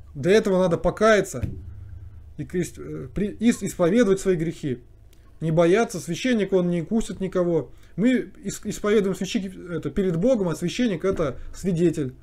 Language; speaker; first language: Russian; native; Russian